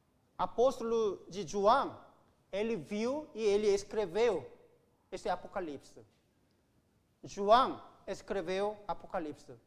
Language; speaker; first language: Portuguese; non-native, learner; Korean